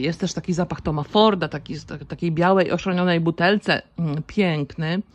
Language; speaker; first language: Polish; native; Polish